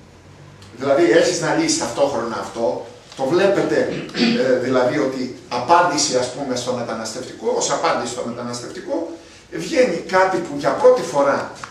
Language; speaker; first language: Greek; native; Greek